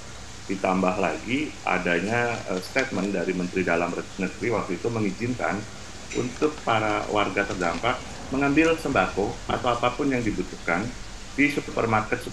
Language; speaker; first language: Indonesian; native; Indonesian